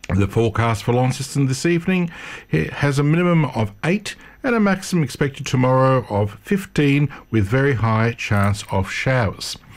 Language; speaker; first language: English; early bilingual, other home language; Italian